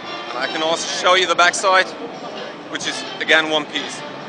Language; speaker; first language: English; non-native, fluent; German